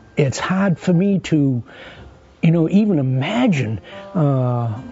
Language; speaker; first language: English; native; English